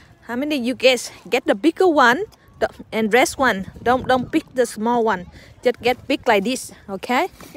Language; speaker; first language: English; non-native, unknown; Vietnamese